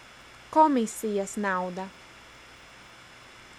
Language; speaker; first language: Latvian; native; Latvian